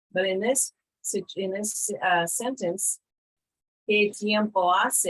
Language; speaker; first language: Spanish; non-native, fluent; English